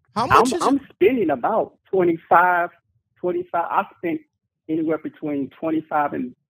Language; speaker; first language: English; native; English